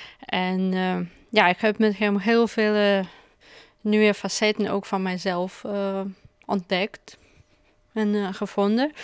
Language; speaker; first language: Dutch; non-native, fluent; Russian